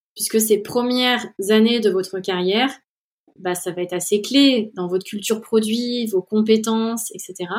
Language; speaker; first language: French; native; French